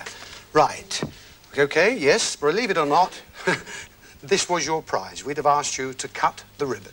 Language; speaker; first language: English; native; English